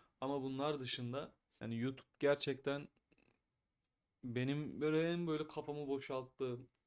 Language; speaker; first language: Turkish; native; Turkish